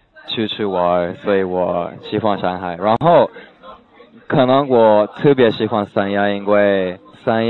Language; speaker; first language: Chinese; non-native, learner; English